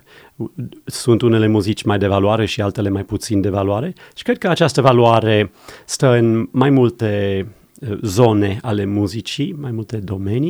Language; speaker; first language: Romanian; non-native, fluent; English